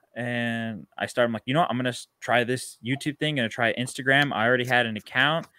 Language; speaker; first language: English; native; English